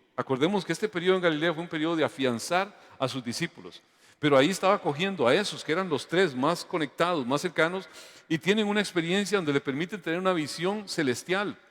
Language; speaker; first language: Spanish; native; Spanish